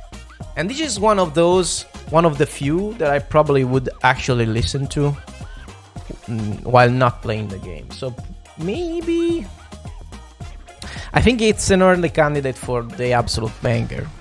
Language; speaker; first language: English; non-native, fluent; Italian